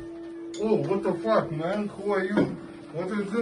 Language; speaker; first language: English; non-native, learner; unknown